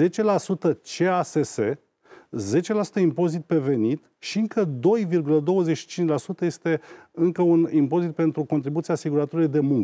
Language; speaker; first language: Romanian; native; Romanian